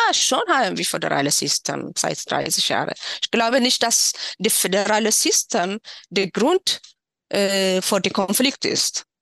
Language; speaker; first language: German; non-native, learner; Tigrinya